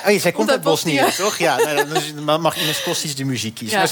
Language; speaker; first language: Dutch; native; Dutch